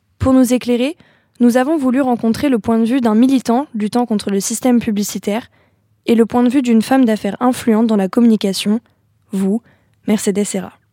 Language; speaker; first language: French; native; French